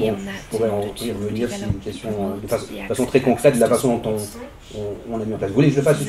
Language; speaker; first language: French; native; French